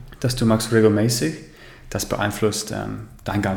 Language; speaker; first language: German; non-native, learner; English